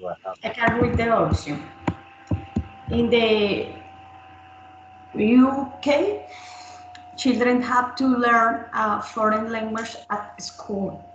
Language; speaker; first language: English; non-native, learner; Spanish